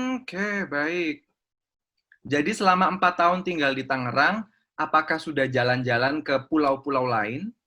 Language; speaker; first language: Indonesian; native; Indonesian